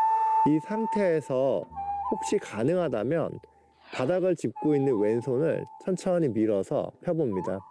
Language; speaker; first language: Korean; native; Korean